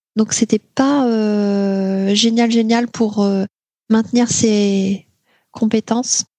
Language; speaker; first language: French; native; French